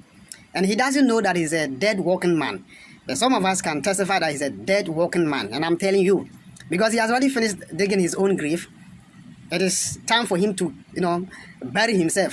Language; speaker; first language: English; non-native, local second language; Akan